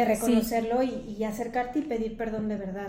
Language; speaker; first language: Spanish; native; Spanish